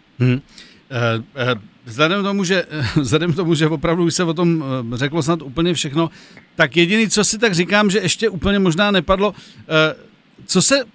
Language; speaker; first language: Czech; native; Czech